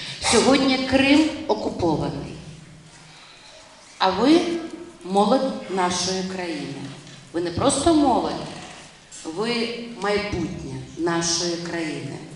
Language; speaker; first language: Ukrainian; non-native, local second language; Russian